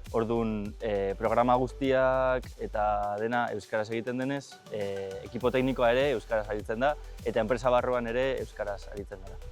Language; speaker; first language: Basque; non-native, local second language; Spanish